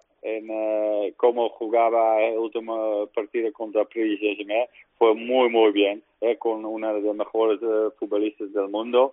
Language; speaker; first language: Spanish; non-native, learner; Dutch